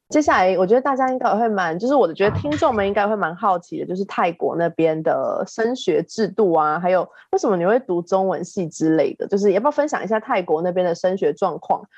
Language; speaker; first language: Chinese; native; Chinese